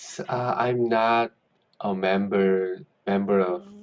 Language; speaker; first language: English; non-native, learner; Korean